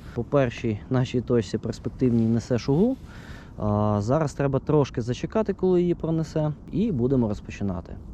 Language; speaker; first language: Ukrainian; non-native, local second language; Russian